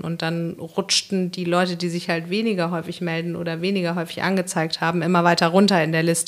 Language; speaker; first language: German; native; German